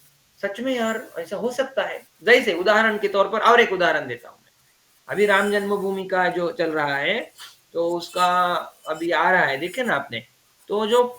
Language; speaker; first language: Hindi; native; Hindi